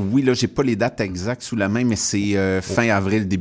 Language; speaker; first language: French; native; French